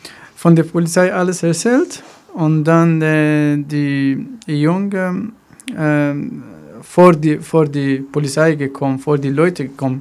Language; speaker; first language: German; non-native, learner; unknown